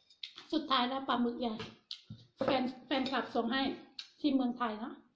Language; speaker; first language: Thai; non-native, local second language; Northeastern Thai